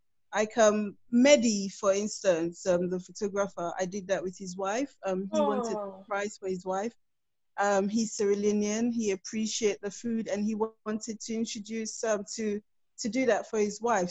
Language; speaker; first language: English; non-native, local second language; Krio